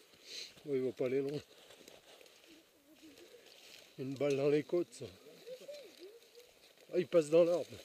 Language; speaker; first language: French; native; French